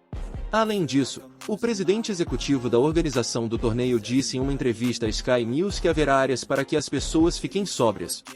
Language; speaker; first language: Portuguese; native; Portuguese